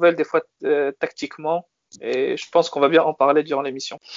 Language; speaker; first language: French; native; French